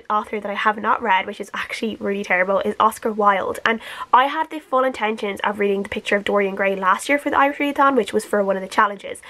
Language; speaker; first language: English; native; English